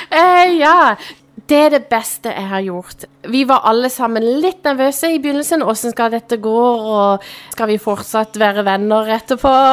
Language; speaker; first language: Norwegian; non-native, fluent; English